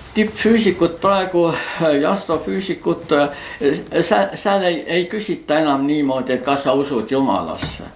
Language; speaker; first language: Estonian; native; Estonian